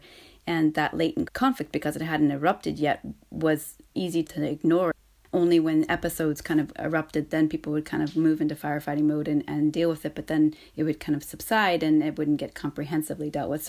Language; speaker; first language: English; native; English